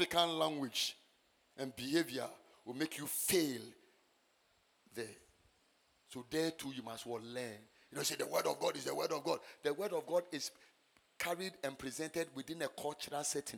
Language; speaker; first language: English; non-native, local second language; Akan